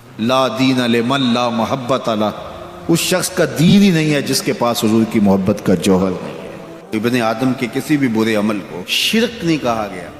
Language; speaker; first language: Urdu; non-native, local second language; Punjabi